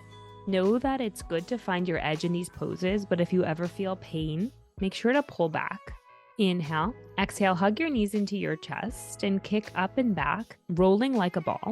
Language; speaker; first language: English; native; English